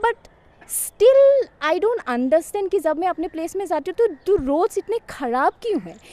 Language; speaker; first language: Hindi; non-native, local second language; Assamese